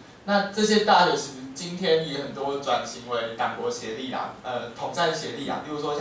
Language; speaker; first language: Chinese; native; Chinese